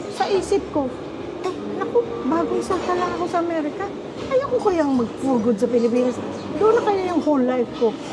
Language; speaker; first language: Filipino; native; Filipino